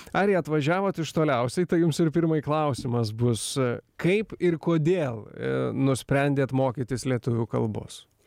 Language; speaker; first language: Lithuanian; native; Lithuanian